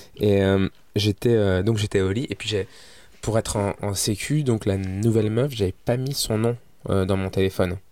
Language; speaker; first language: French; early bilingual, other home language; Arabic